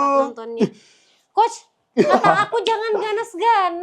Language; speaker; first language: Indonesian; native; Indonesian